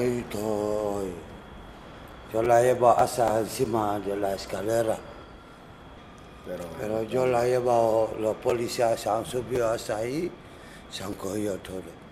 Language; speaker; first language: Spanish; non-native, learner; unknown